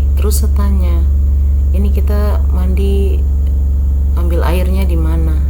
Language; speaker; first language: Indonesian; native; Indonesian